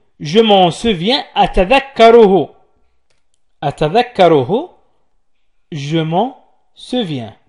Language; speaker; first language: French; non-native, local second language; Arabic